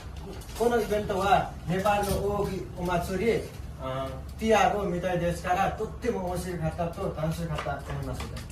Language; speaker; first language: Japanese; non-native, learner; Nepali